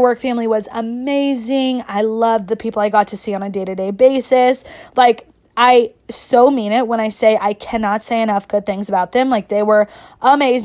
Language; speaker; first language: English; native; English